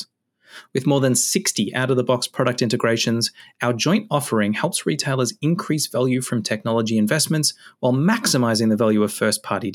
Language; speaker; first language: English; native; English